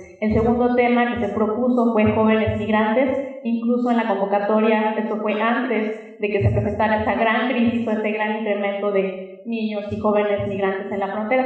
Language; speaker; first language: Spanish; native; Spanish